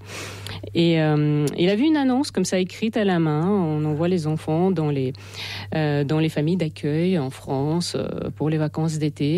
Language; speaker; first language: French; non-native, fluent; Russian